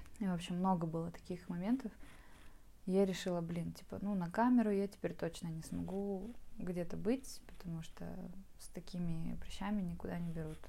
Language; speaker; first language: Russian; native; Russian